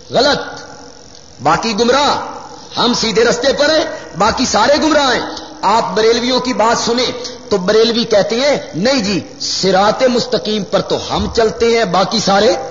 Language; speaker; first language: Urdu; non-native, local second language; Punjabi